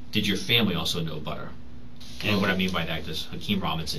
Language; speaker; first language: English; native; English